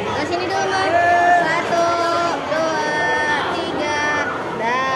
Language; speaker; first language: Indonesian; native; Indonesian